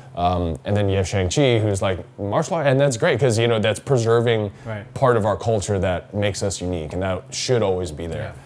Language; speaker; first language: English; native; English